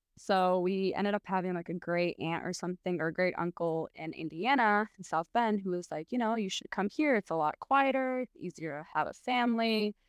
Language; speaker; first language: English; early bilingual, other home language; Arabic